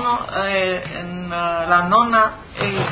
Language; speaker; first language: Italian; early bilingual, heritage; Italian